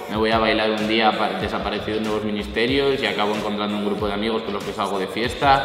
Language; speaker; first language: Spanish; native; Spanish